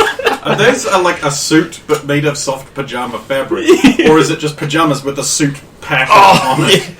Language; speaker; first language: English; native; English